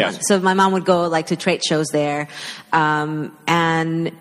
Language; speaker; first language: English; early bilingual, other home language; Spanish